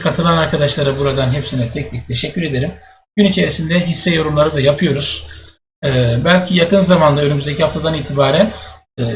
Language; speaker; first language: Turkish; native; Turkish